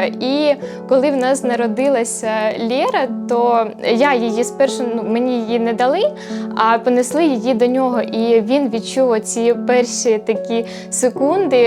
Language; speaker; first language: Ukrainian; native; Ukrainian